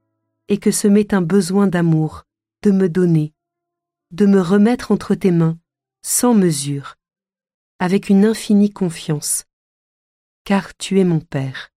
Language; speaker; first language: French; native; French